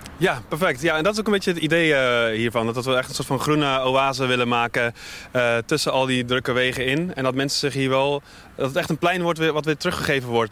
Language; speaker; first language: Dutch; native; Dutch